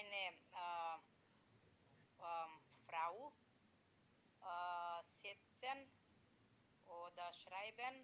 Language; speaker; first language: German; non-native, learner; Macedonian